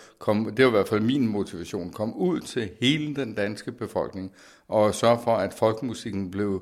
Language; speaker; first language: Danish; native; Danish